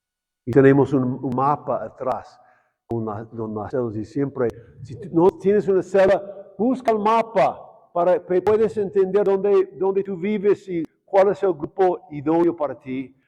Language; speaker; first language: Spanish; non-native, fluent; English